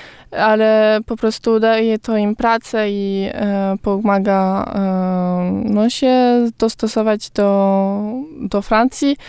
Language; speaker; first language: Polish; early bilingual, heritage; Polish